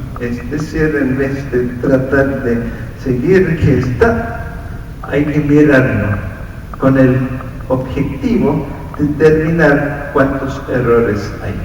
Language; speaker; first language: Spanish; non-native, fluent; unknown